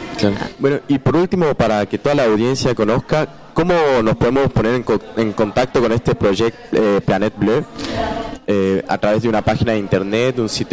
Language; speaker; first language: Spanish; native; Spanish